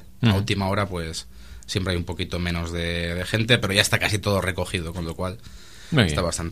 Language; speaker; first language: Spanish; native; Spanish